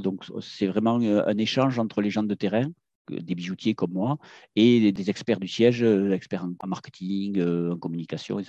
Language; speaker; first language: French; native; French